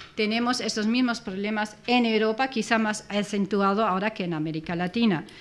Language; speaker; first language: Spanish; non-native, fluent; German